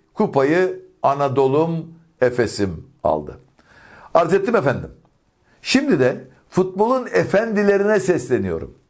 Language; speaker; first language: Turkish; native; Turkish